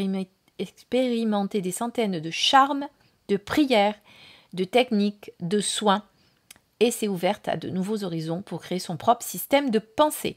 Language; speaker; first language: French; native; French